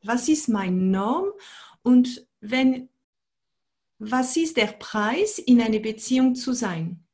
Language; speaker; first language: German; non-native, fluent; French